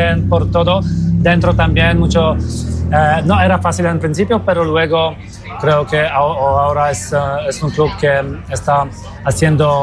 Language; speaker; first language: Spanish; non-native, learner; Polish